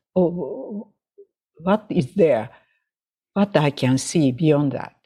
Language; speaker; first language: English; non-native, fluent; Japanese